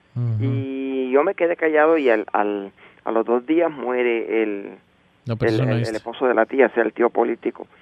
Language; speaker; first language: Spanish; native; Spanish